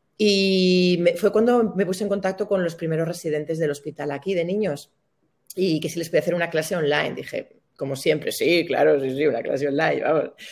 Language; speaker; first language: Spanish; native; Spanish